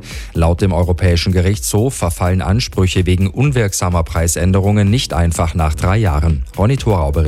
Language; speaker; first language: German; native; German